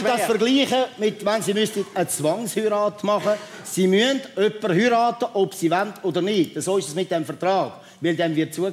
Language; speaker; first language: German; native; German